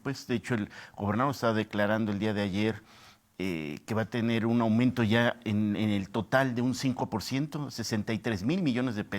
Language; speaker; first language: Spanish; native; Spanish